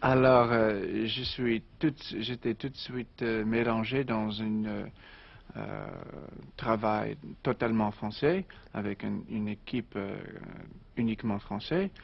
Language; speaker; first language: French; non-native, learner; English